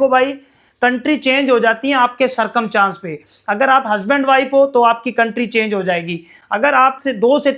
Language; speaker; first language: Hindi; native; Hindi